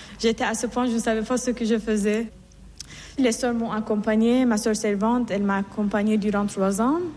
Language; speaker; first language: French; non-native, fluent; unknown